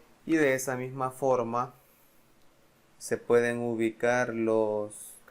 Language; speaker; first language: Spanish; native; Spanish